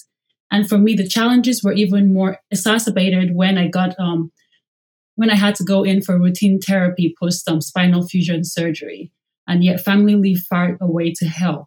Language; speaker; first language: English; non-native, local second language; Yoruba